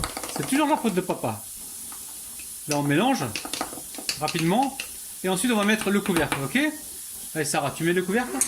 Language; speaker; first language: French; native; French